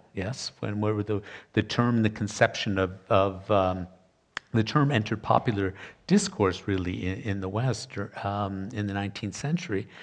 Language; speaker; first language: English; native; English